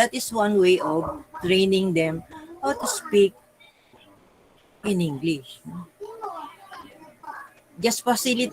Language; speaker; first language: English; non-native, local second language; Filipino